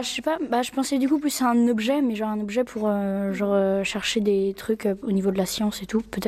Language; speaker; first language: French; native; French